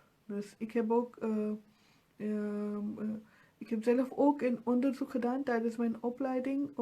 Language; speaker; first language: Dutch; non-native, fluent; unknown